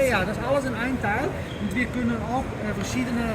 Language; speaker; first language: German; non-native, learner; Dutch